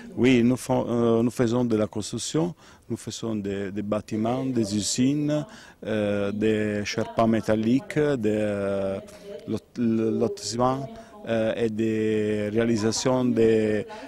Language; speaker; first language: French; non-native, learner; Italian